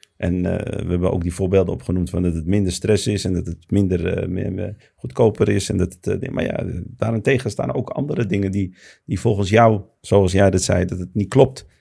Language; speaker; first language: Dutch; early bilingual, other home language; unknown